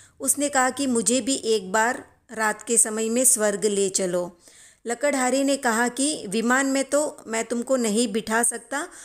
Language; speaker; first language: Hindi; native; Hindi